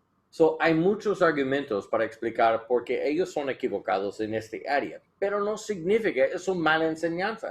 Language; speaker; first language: Spanish; non-native, learner; English